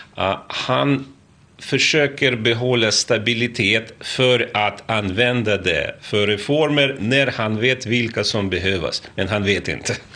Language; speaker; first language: Swedish; non-native, fluent; Russian